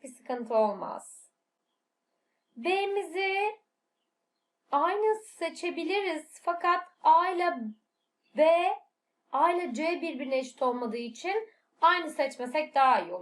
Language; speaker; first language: Turkish; native; Turkish